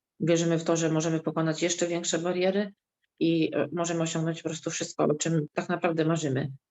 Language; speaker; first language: Polish; native; Polish